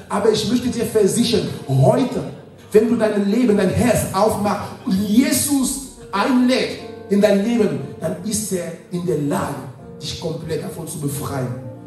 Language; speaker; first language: German; non-native, fluent; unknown